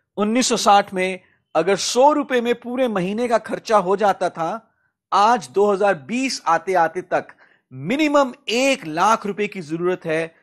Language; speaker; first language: Hindi; native; Hindi